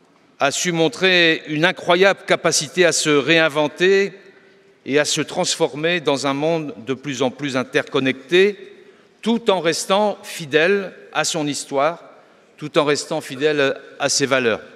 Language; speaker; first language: French; native; French